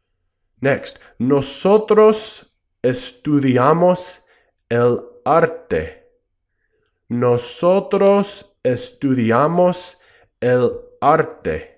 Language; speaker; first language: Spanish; non-native, fluent; English